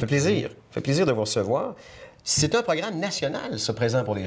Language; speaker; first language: French; native; French